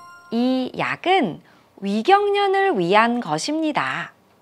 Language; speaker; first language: Korean; native; Korean